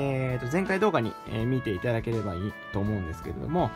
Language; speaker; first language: Japanese; native; Japanese